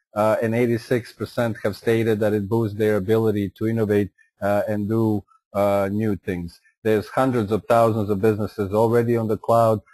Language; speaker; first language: English; non-native, fluent; Croatian